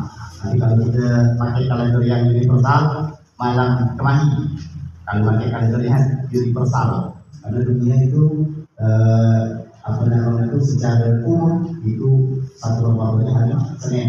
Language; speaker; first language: Indonesian; native; Indonesian